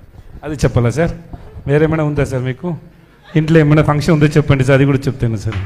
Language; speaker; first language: Telugu; non-native, learner; Tamil